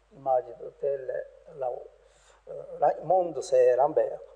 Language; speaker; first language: French; non-native, learner; Japanese